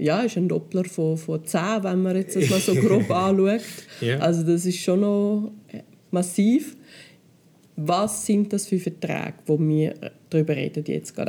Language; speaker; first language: German; native; German